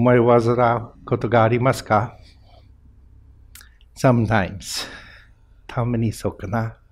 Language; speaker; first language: Japanese; non-native, fluent; English